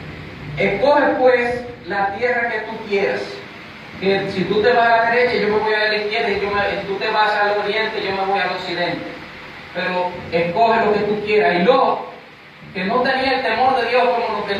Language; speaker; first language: Spanish; native; Spanish